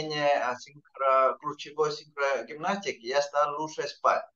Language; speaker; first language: Russian; non-native, fluent; Vietnamese